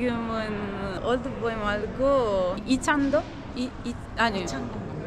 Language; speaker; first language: Korean; non-native, fluent; Italian